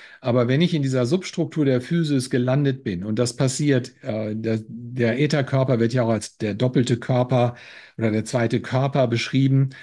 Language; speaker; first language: German; native; German